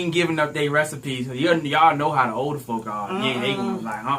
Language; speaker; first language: English; native; English